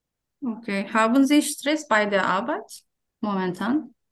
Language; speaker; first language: German; non-native, fluent; Turkish